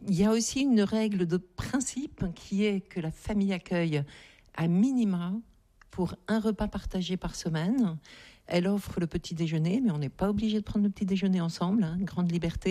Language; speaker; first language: French; native; French